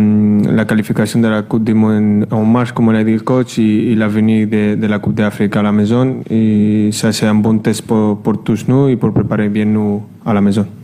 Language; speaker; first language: French; non-native, fluent; Spanish